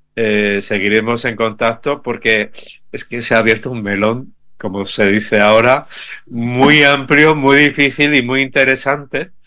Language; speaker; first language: Spanish; native; Spanish